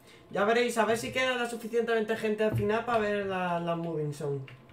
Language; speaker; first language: Spanish; native; Spanish